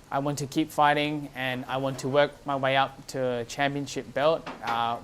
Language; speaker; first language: English; native; English